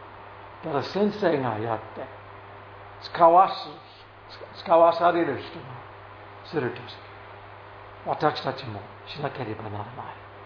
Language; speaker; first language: Japanese; non-native, fluent; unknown